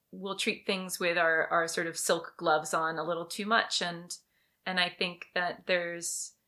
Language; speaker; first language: English; early bilingual, other home language; French